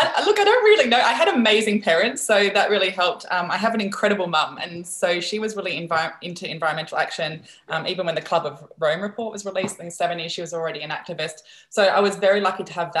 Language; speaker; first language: English; non-native, fluent; Dutch